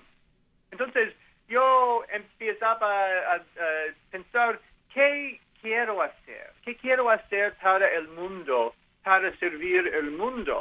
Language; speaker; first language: Spanish; non-native, learner; English